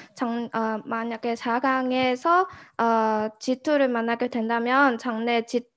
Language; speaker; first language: Korean; non-native, fluent; Chinese